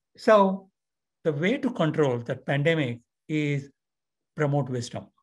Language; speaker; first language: English; non-native, local second language; Marathi